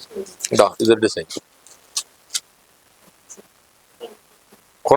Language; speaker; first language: Malayalam; native; Malayalam